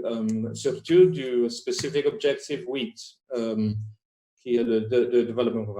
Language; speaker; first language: French; non-native, fluent; Spanish